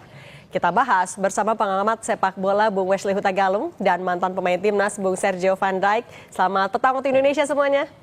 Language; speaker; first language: Indonesian; native; Indonesian